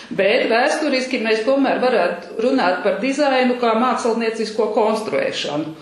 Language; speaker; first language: Latvian; native; Latvian